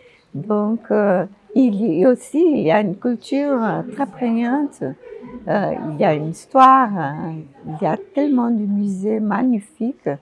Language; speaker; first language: French; non-native, fluent; Portuguese